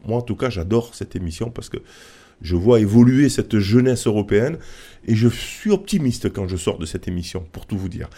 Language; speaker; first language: French; native; French